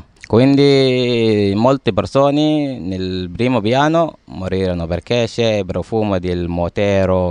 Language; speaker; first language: Italian; non-native, learner; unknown